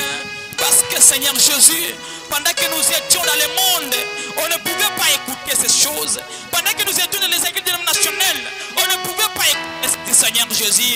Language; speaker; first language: French; non-native, local second language; Swahili